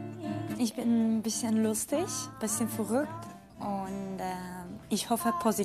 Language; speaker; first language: German; non-native, fluent; Georgian